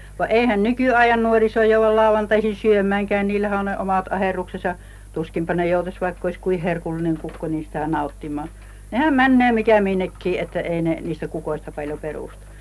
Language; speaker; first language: Finnish; native; Finnish